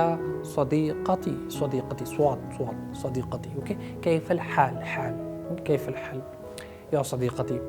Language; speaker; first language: Arabic; non-native, fluent; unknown